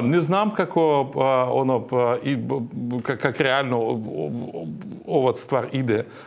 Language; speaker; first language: Croatian; non-native, learner; Ukrainian